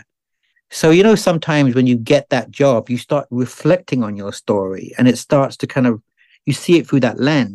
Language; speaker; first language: English; native; English